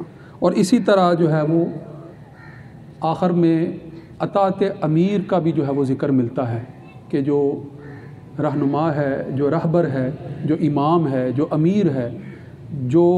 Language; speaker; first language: Urdu; native; Urdu